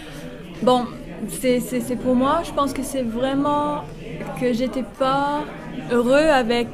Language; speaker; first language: French; non-native, local second language; German